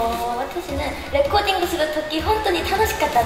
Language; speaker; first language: Japanese; non-native, learner; Korean